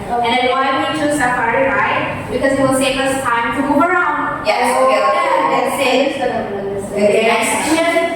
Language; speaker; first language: English; non-native, fluent; Indonesian